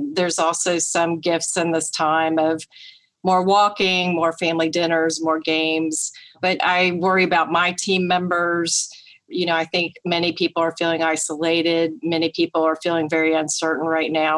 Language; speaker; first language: English; native; English